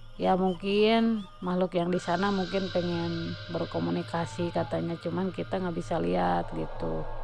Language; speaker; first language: Indonesian; non-native, local second language; Sundanese